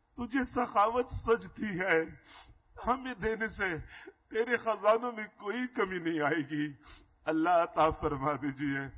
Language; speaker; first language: Urdu; non-native, local second language; Punjabi